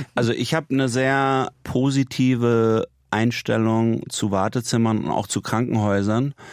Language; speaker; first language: German; native; German